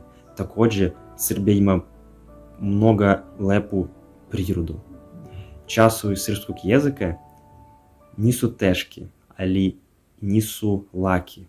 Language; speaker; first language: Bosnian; non-native, learner; Russian